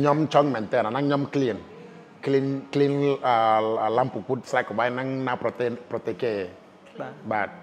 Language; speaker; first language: Khmer; non-native, fluent; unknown